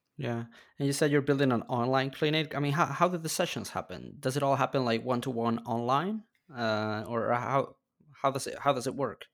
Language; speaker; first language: English; non-native, fluent; Spanish